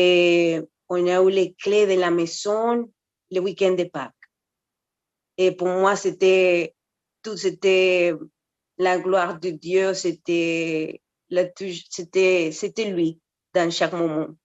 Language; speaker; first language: French; non-native, fluent; Spanish